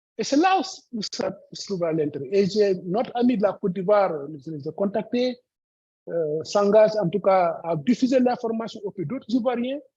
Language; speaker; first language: French; non-native, local second language; Wolof